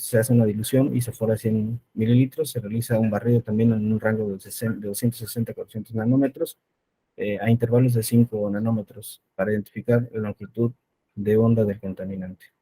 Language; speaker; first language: Spanish; native; Spanish